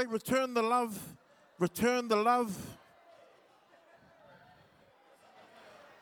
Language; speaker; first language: English; non-native, local second language; Samoan